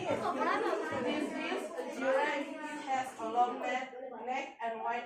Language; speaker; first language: English; non-native, learner; Indonesian